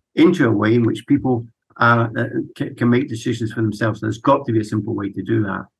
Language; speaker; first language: English; native; English